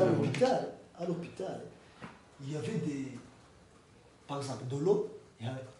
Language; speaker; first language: French; non-native, learner; Kinyarwanda